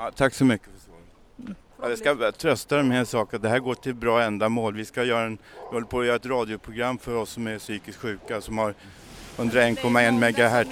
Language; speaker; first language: Swedish; native; Swedish